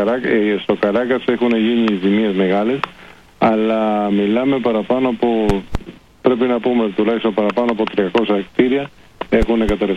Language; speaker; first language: Greek; early bilingual, heritage; Greek